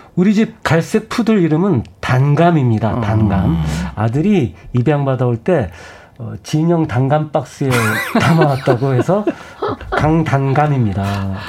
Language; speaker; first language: Korean; native; Korean